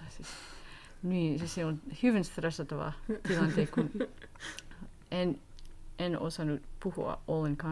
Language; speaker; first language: Finnish; non-native, learner; English